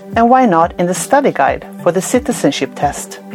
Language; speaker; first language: English; non-native, fluent; Swedish